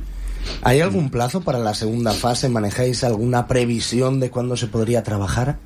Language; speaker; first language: Spanish; native; Spanish